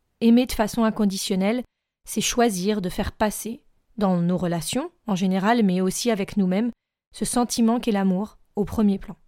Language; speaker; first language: French; native; French